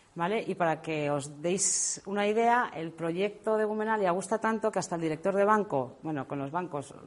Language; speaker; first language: Spanish; native; Spanish